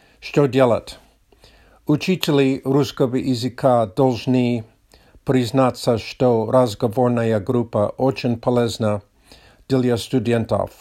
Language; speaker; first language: Russian; non-native, learner; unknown